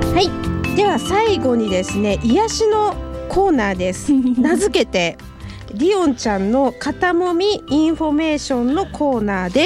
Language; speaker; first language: Japanese; native; Japanese